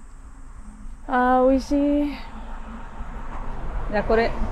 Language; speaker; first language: Japanese; non-native, learner; Arabic